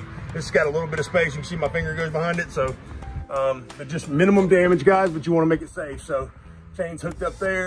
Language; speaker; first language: English; native; English